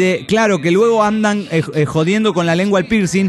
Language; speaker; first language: Spanish; native; Spanish